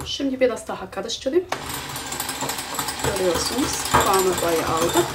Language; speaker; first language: Turkish; non-native, fluent; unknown